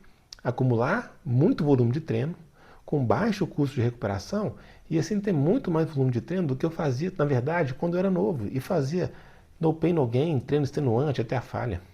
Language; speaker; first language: Portuguese; native; Portuguese